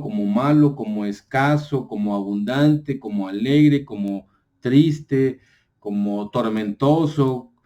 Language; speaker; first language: Spanish; native; Spanish